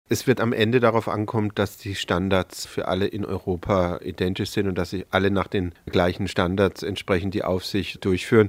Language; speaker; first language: German; native; German